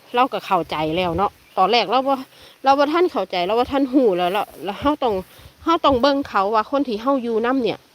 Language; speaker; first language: Thai; native; Thai